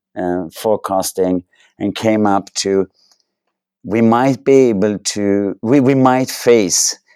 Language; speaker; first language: English; non-native, fluent; Swedish